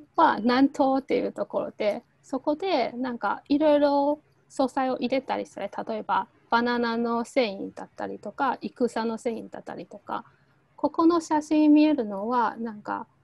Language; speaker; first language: Japanese; non-native, fluent; Chinese